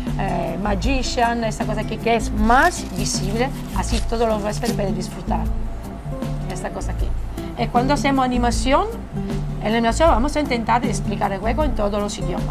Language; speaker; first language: Spanish; non-native, fluent; Italian